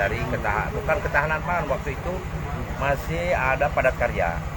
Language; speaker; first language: Indonesian; native; Indonesian